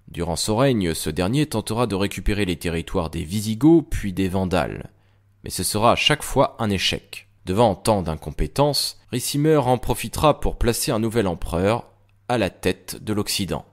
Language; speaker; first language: French; native; French